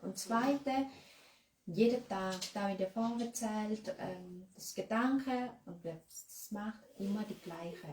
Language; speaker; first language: German; non-native, learner; Thai